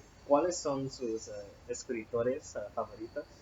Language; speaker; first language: Spanish; non-native, learner; English